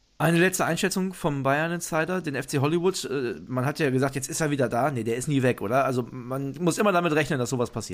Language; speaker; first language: German; native; German